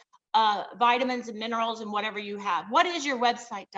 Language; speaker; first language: English; native; English